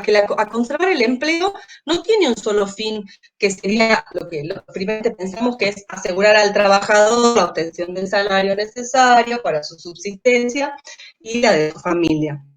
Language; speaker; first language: Spanish; native; Spanish